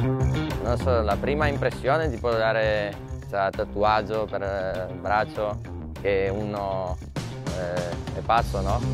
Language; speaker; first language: Italian; non-native, learner; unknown